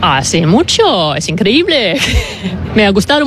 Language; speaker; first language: Spanish; non-native, learner; English